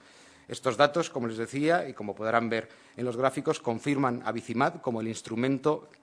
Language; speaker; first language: Spanish; native; Spanish